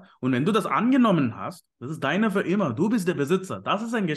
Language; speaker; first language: German; non-native, fluent; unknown